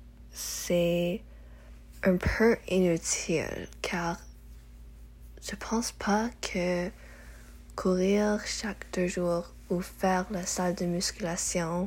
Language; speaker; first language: French; non-native, learner; English